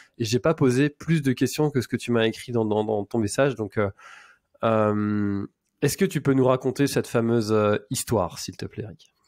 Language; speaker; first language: French; native; French